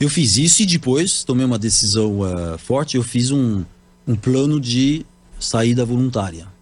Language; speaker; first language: Portuguese; non-native, fluent; French